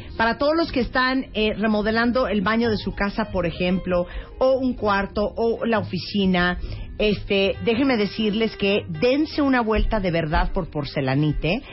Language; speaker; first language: Spanish; native; Spanish